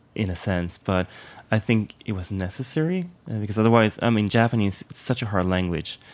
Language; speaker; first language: English; non-native, fluent; Swedish